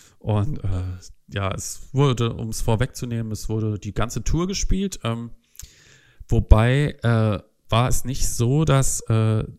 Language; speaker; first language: German; native; German